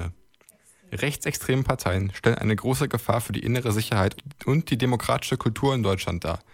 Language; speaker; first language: German; native; German